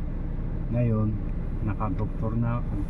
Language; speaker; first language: Filipino; non-native, learner; Japanese